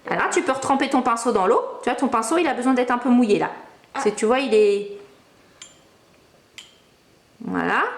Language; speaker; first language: French; native; French